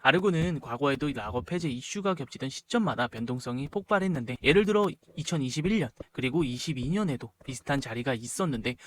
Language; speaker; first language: Korean; native; Korean